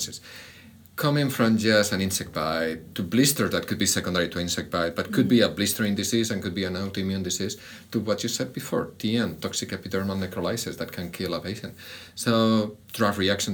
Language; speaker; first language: English; non-native, fluent; Spanish